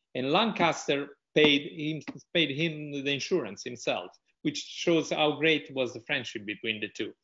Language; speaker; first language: English; non-native, fluent; Italian